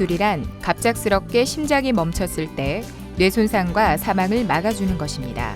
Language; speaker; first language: Korean; non-native, fluent; Vietnamese